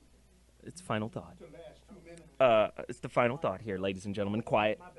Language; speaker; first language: English; native; English